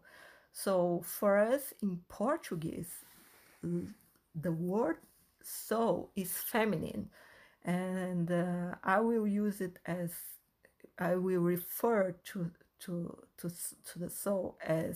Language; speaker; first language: English; non-native, fluent; Portuguese